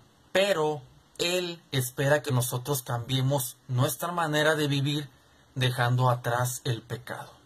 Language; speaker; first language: Spanish; native; Spanish